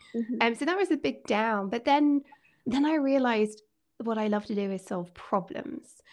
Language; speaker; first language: English; native; English